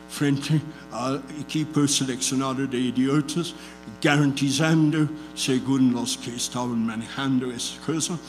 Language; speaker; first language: Spanish; non-native, fluent; English